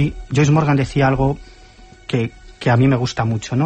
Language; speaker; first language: Spanish; native; Spanish